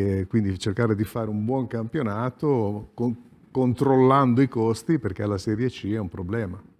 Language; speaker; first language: Italian; native; Italian